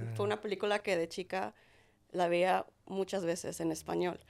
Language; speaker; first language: Spanish; early bilingual, heritage; Spanish